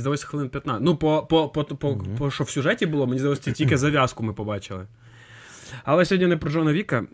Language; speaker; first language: Ukrainian; native; Ukrainian